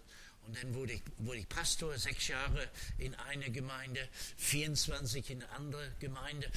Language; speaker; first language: German; non-native, fluent; English